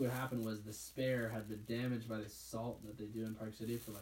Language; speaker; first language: English; native; English